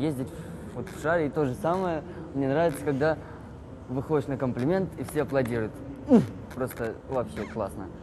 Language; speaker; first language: Russian; native; Russian